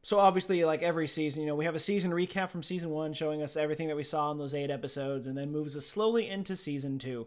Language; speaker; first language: English; native; English